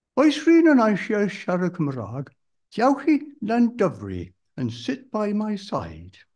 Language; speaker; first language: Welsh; non-native, local second language; English